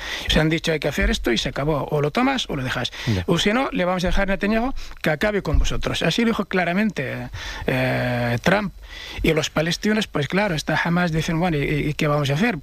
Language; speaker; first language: Spanish; non-native, fluent; Arabic